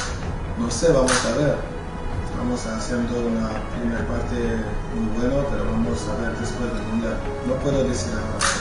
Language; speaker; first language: Spanish; non-native, fluent; French